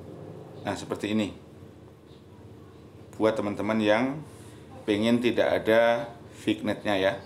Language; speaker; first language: Indonesian; native; Indonesian